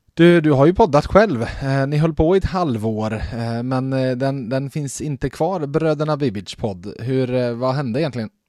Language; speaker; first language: Swedish; native; Swedish